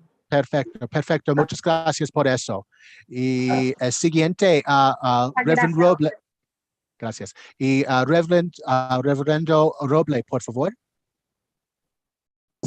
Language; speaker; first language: Spanish; non-native, learner; English